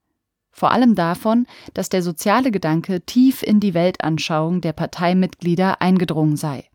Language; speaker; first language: German; native; German